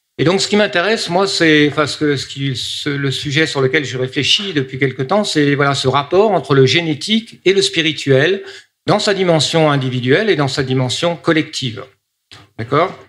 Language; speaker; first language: French; native; French